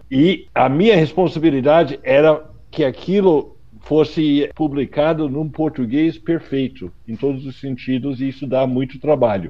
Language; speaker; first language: Portuguese; non-native, fluent; English